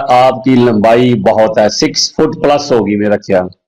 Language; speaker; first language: Hindi; non-native, local second language; Punjabi